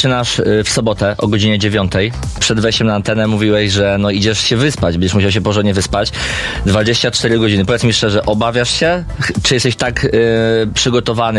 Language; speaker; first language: Polish; native; Polish